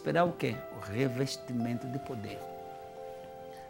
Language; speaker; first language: Portuguese; non-native, fluent; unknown